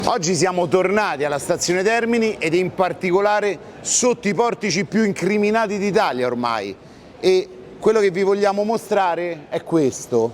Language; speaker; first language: Italian; native; Italian